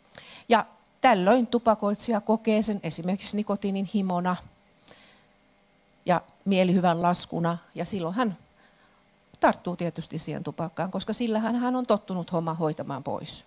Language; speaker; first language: Finnish; native; Finnish